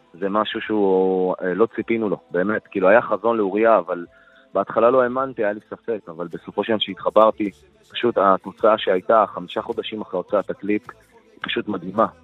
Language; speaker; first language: Hebrew; non-native, local second language; Arabic